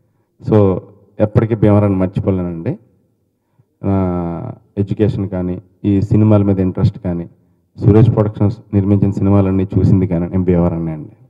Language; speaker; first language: Telugu; native; Telugu